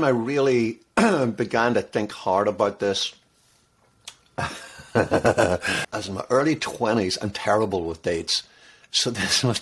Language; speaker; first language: English; native; English